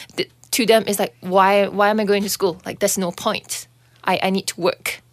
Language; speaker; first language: English; non-native, local second language; Chinese